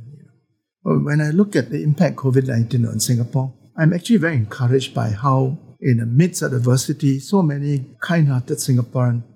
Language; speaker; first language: English; non-native, local second language; Chinese